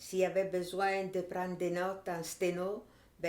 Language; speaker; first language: French; non-native, fluent; Italian